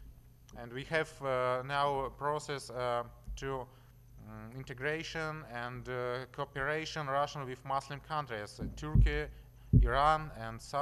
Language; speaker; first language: English; non-native, learner; Russian